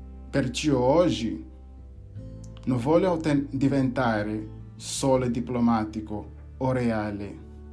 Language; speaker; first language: Italian; non-native, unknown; English